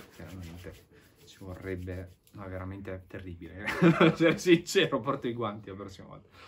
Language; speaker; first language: Italian; native; Italian